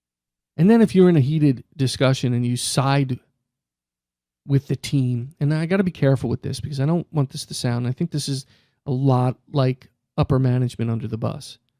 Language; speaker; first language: English; native; English